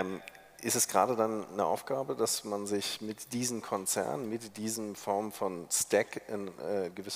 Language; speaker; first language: German; native; German